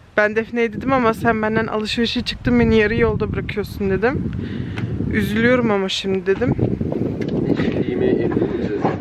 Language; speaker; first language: Turkish; early bilingual, heritage; Turkish